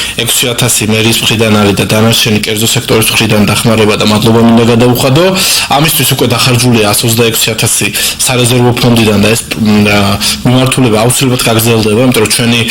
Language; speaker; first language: Georgian; non-native, local second language; Azerbaijani